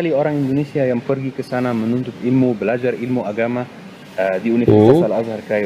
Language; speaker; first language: Indonesian; non-native, fluent; Arabic